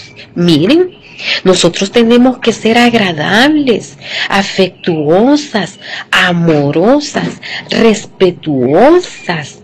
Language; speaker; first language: Spanish; native; Spanish